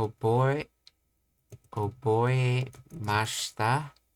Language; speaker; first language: Japanese; non-native, learner; English